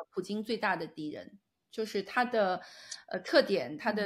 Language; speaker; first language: Chinese; native; Chinese